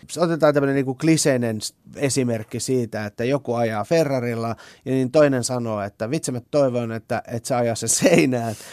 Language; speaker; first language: Finnish; early bilingual, other home language; Persian